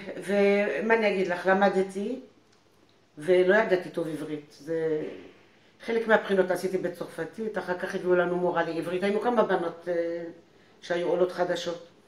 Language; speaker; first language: Hebrew; non-native, fluent; French